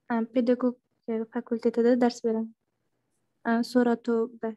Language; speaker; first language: Arabic; non-native, learner; Uzbek